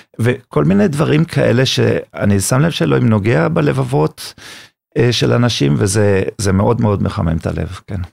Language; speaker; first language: Hebrew; non-native, fluent; German